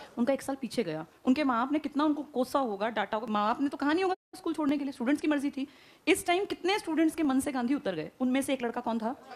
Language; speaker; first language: Hindi; native; Hindi